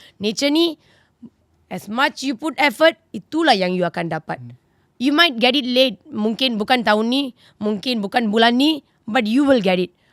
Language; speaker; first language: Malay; non-native, local second language; Tamil